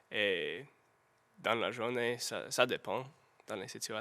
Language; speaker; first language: French; non-native, learner; English